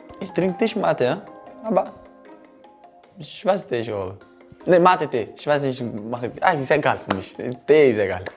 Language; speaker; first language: German; non-native, learner; Portuguese